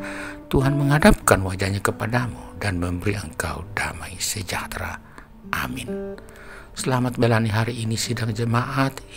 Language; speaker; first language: Indonesian; native; Indonesian